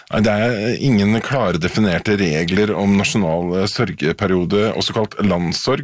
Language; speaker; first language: Norwegian; native; Norwegian